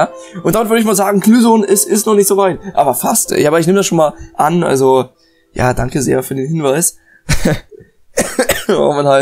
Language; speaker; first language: German; native; German